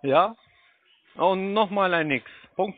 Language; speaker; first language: German; non-native, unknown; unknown